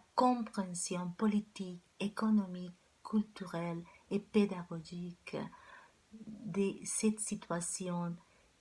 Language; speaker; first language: French; non-native, fluent; Spanish